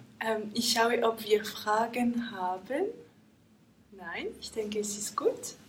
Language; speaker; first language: German; non-native, fluent; French